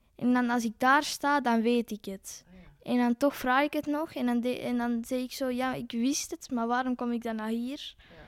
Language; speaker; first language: Dutch; native; Dutch